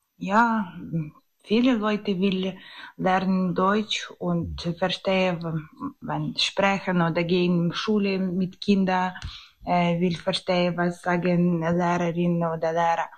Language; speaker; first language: German; non-native, learner; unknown